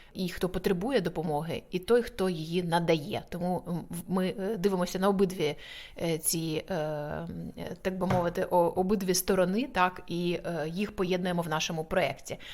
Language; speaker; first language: Ukrainian; native; Ukrainian